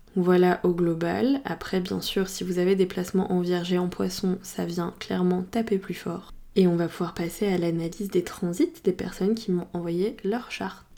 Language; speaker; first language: French; native; French